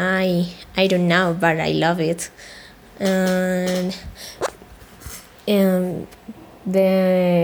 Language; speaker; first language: English; non-native, learner; Spanish